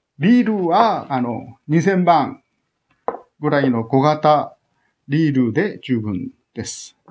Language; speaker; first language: Japanese; non-native, fluent; Korean